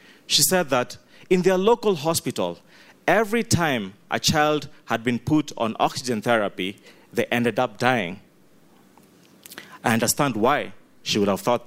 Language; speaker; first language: English; non-native, local second language; Ganda